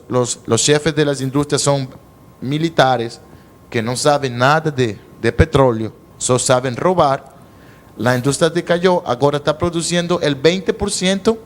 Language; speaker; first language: Portuguese; non-native, learner; Spanish